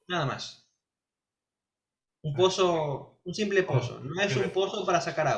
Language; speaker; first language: Spanish; native; Spanish